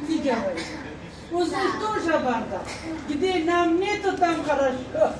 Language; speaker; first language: Russian; non-native, learner; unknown